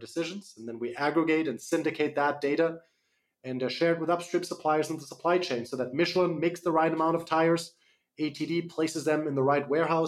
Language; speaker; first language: English; non-native, fluent; German